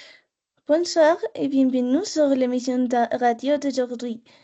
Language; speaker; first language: French; non-native, learner; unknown